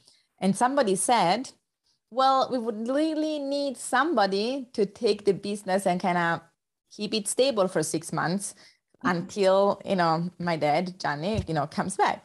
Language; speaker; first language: English; non-native, fluent; Italian